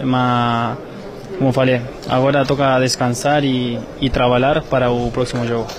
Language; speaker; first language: Portuguese; non-native, fluent; Spanish